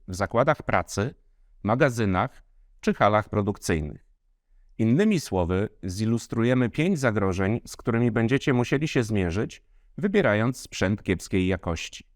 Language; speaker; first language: Polish; native; Polish